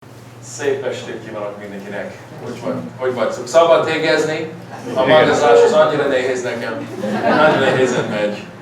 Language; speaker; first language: Hungarian; early bilingual, heritage; English